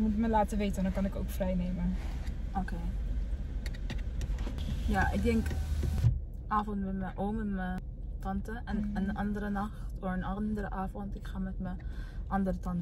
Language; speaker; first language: Dutch; early bilingual, heritage; Dutch